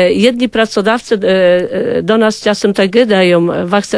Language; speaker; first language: Polish; non-native, local second language; Kashubian